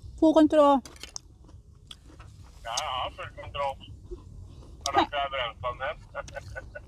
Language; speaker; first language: Norwegian; non-native, learner; Thai